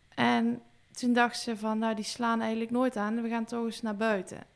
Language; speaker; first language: Dutch; native; Dutch